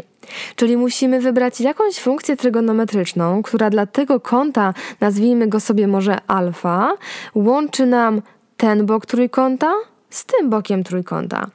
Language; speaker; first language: Polish; native; Polish